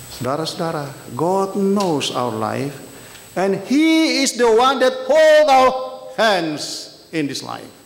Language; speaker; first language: English; non-native, fluent; Indonesian